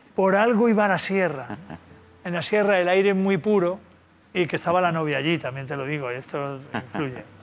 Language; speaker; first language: Spanish; native; Spanish